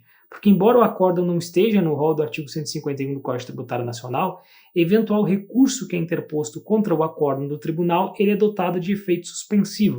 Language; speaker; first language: Portuguese; native; Portuguese